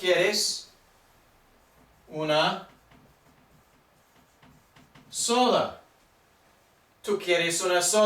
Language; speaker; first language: Spanish; non-native, fluent; English